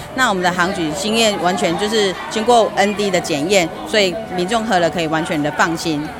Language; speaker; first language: Chinese; native; Chinese